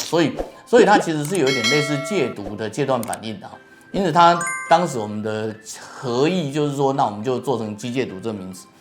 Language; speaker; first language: Chinese; native; Chinese